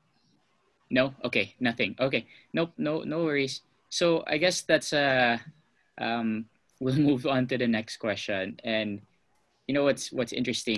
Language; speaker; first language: English; non-native, local second language; Cebuano